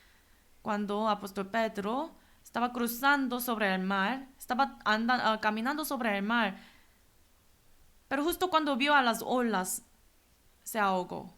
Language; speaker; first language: Spanish; non-native, fluent; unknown